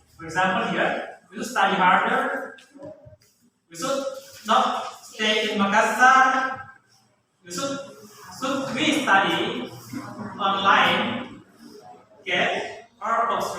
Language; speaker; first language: English; non-native, learner; Indonesian